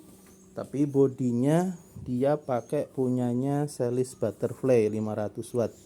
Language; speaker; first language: Indonesian; native; Indonesian